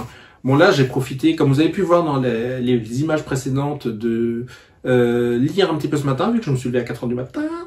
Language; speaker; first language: French; native; French